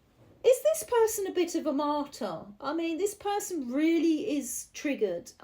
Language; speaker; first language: English; native; English